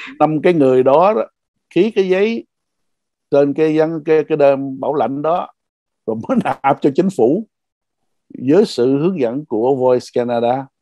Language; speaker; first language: Vietnamese; native; Vietnamese